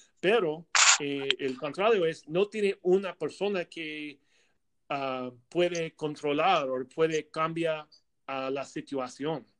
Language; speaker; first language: Spanish; non-native, learner; English